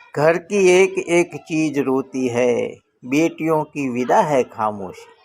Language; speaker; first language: Hindi; non-native, local second language; Gujarati